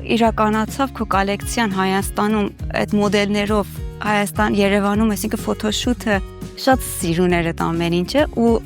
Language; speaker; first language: Armenian; early bilingual, heritage; Armenian